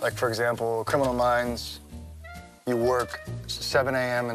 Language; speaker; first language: English; native; English